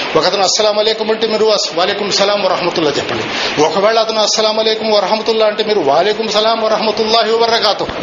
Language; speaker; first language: Telugu; non-native, local second language; Urdu